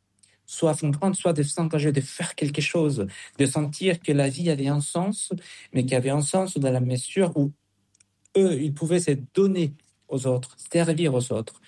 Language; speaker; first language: French; non-native, fluent; Spanish